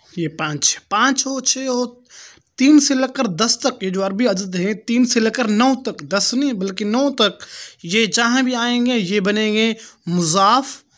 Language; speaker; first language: Urdu; non-native, local second language; Pashto